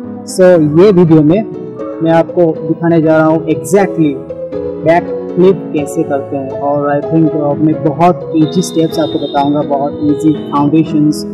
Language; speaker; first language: Hindi; non-native, local second language; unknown